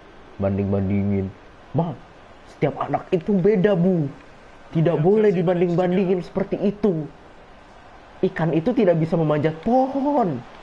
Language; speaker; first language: Indonesian; native; Indonesian